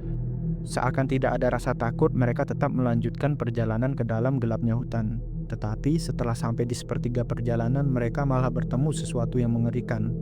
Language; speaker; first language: Indonesian; native; Indonesian